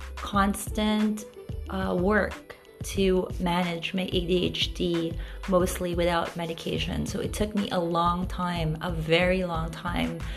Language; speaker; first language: English; non-native, local second language; Filipino